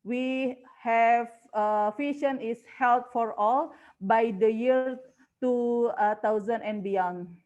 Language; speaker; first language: English; non-native, learner; Indonesian